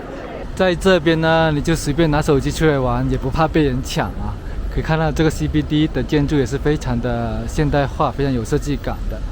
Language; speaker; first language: Chinese; native; Chinese